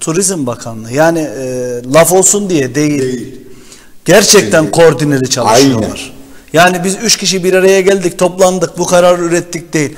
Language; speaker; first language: Turkish; native; Turkish